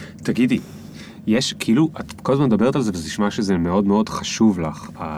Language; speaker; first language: Hebrew; native; Hebrew